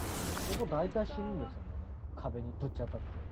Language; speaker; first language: Japanese; native; Japanese